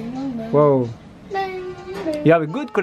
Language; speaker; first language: English; non-native, learner; French